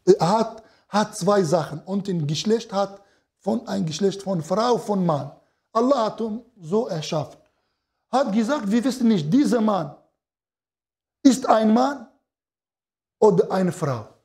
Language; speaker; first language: German; non-native, learner; Arabic